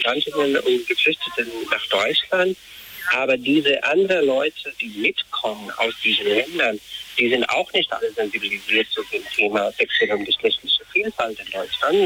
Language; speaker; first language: German; non-native, fluent; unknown